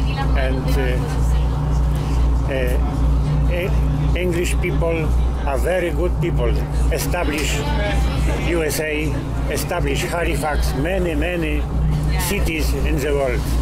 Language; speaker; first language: English; non-native, learner; Polish